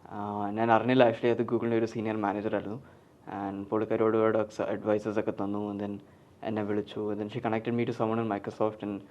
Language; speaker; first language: Malayalam; early bilingual, heritage; Malayalam